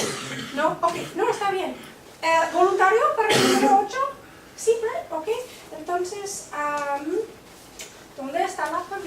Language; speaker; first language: Spanish; non-native, fluent; English